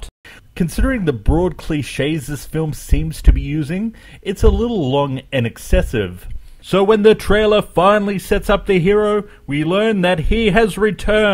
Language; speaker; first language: English; native; English